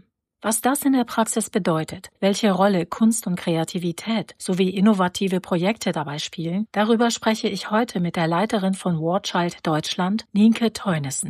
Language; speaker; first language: German; native; German